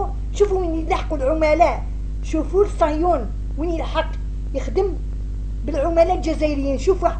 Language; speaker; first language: Arabic; native; Arabic